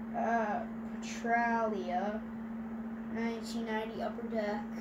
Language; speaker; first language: English; native; English